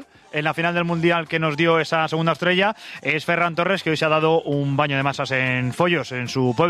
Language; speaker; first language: Spanish; native; Spanish